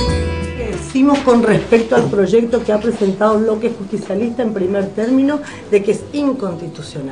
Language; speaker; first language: Spanish; native; Spanish